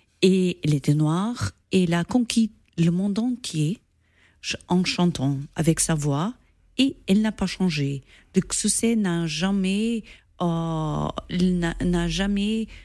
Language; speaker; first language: French; non-native, learner; Portuguese